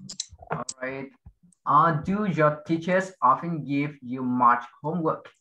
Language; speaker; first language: English; non-native, fluent; Vietnamese